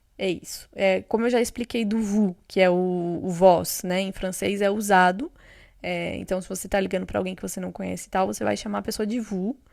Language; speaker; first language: Portuguese; native; Portuguese